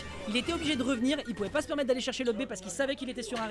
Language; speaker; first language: French; native; French